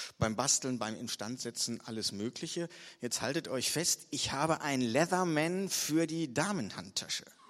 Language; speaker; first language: German; native; German